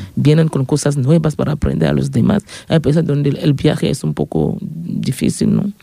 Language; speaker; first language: Spanish; non-native, fluent; French